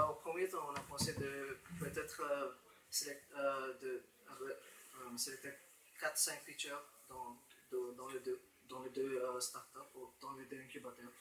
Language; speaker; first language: French; non-native, fluent; Romanian